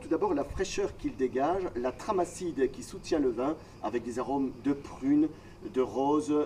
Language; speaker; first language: French; native; French